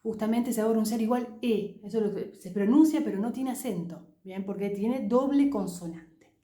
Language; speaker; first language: Spanish; non-native, fluent; French